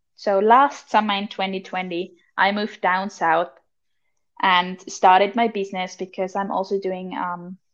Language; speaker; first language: English; non-native, fluent; German